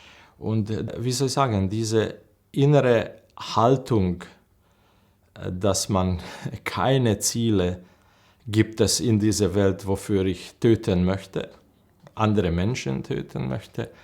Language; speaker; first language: German; non-native, learner; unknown